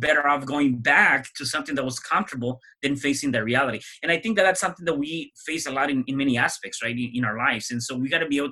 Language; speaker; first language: English; early bilingual, other home language; Spanish